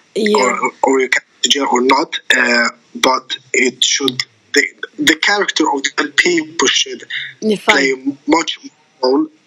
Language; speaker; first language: English; non-native, fluent; Arabic